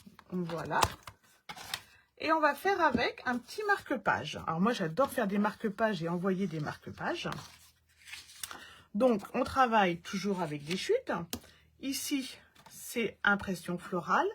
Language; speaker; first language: French; native; French